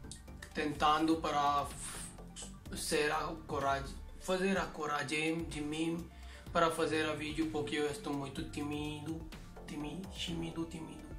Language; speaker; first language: Portuguese; non-native, learner; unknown